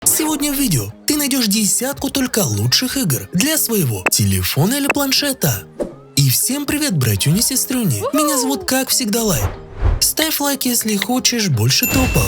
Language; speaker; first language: Russian; native; Russian